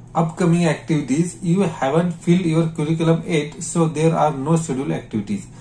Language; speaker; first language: Hindi; non-native, local second language; Marathi